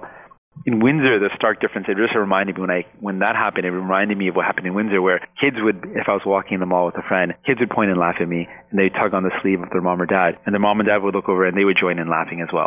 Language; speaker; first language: English; non-native, fluent; Punjabi